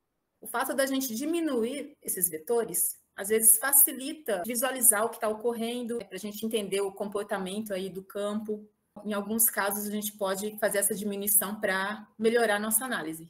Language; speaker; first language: Portuguese; native; Portuguese